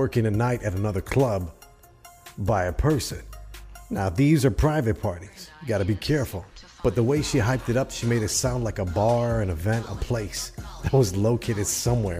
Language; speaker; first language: English; native; English